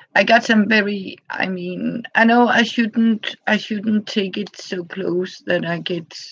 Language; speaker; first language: English; non-native, fluent; Danish